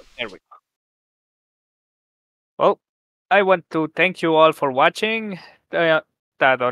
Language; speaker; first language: English; native; English